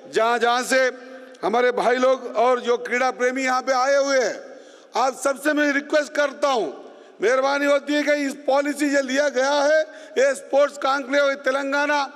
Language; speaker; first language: Hindi; non-native, local second language; Telugu